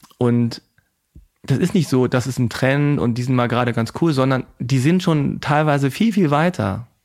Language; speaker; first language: German; native; German